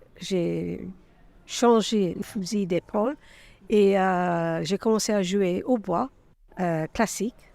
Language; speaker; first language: French; non-native, fluent; English